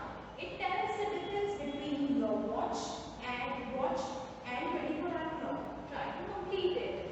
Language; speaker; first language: English; non-native, local second language; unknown